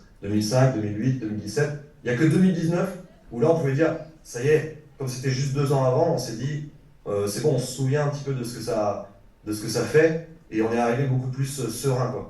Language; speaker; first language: French; native; French